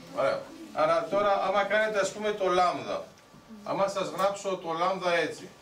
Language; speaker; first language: Greek; early bilingual, heritage; Greek